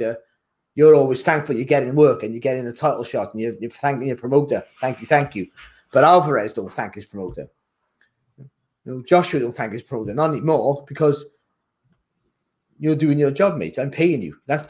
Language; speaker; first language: English; native; English